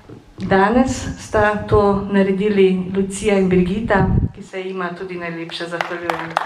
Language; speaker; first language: Slovenian; native; Slovenian